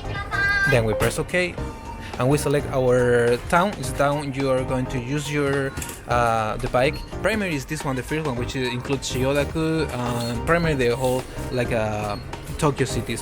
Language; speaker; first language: English; non-native, fluent; Spanish